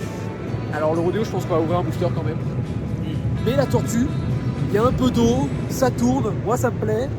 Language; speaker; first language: French; native; French